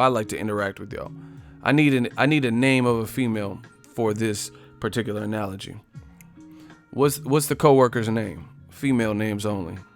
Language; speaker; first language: English; native; English